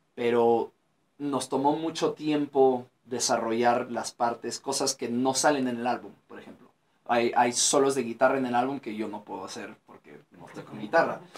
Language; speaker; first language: Spanish; early bilingual, heritage; Spanish